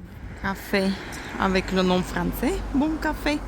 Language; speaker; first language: French; non-native, fluent; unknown